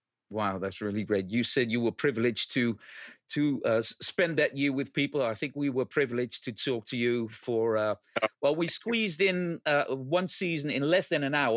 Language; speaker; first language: English; non-native, fluent; Dutch